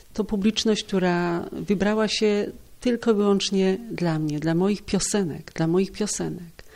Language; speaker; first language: Polish; native; Polish